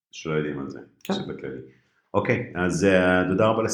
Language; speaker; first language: Hebrew; native; Hebrew